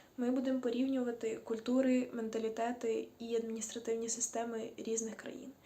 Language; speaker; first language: Ukrainian; native; Ukrainian